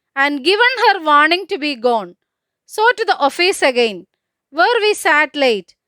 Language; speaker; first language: English; non-native, local second language; Malayalam